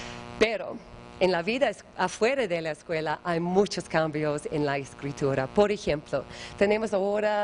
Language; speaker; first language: Spanish; non-native, learner; English